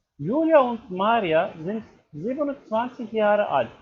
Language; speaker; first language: German; non-native, learner; Turkish